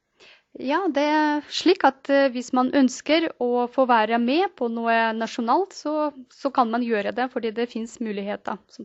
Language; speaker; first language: Norwegian; non-native, fluent; Russian